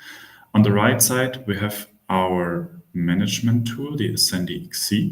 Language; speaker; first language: English; non-native, fluent; German